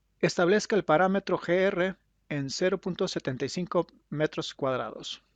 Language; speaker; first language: Spanish; non-native, fluent; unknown